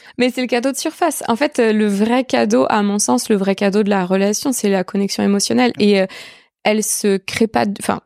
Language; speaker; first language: French; native; French